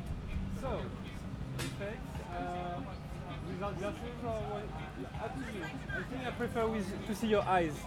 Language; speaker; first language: English; non-native, fluent; French